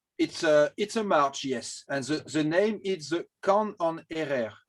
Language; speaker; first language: English; non-native, learner; French